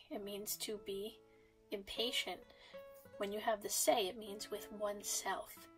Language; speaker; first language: English; native; English